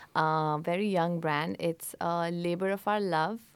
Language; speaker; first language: English; non-native, local second language; Hindi